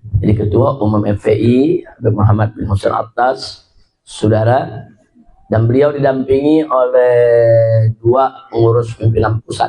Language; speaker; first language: Indonesian; native; Indonesian